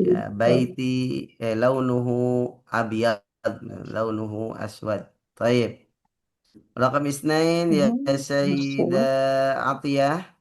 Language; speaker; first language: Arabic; non-native, fluent; Indonesian